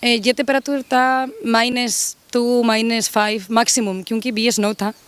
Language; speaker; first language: Hindi; non-native, learner; Spanish